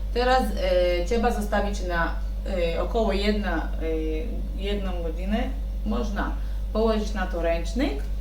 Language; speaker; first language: Polish; non-native, learner; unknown